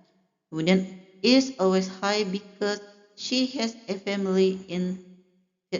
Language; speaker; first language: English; non-native, fluent; Indonesian